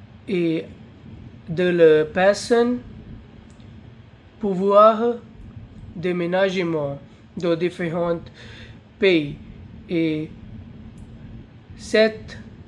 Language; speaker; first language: French; non-native, learner; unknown